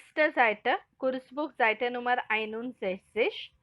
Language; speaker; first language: German; non-native, fluent; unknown